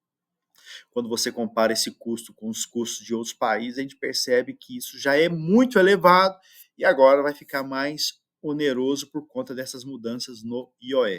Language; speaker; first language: Portuguese; native; Portuguese